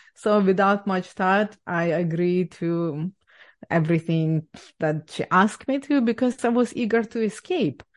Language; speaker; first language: English; non-native, fluent; Ukrainian